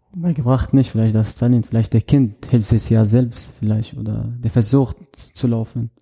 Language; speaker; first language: German; non-native, learner; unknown